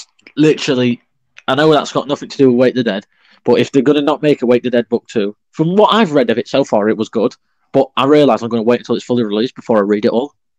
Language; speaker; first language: English; native; English